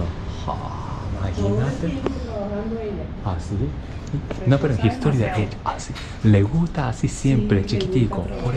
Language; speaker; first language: Spanish; non-native, learner; Japanese